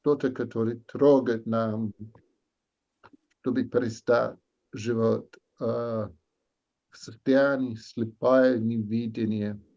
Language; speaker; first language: Russian; non-native, learner; English